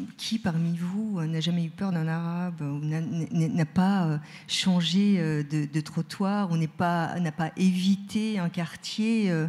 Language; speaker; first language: French; native; French